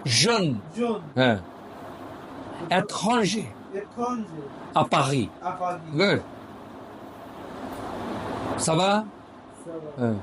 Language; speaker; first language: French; non-native, fluent; Bangla